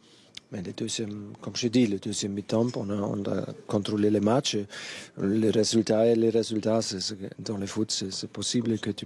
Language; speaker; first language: French; non-native, fluent; German